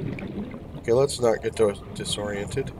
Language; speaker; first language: English; native; English